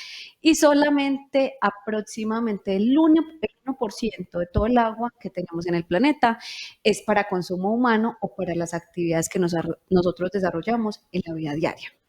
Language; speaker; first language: Spanish; native; Spanish